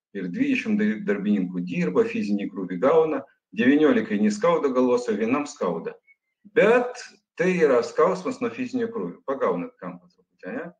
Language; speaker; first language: Lithuanian; non-native, local second language; Russian